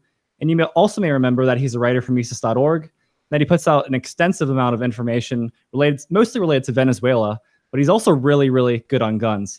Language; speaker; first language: English; native; English